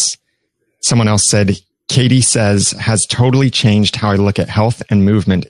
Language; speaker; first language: English; native; English